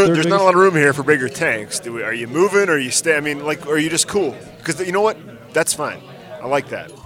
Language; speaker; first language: English; native; English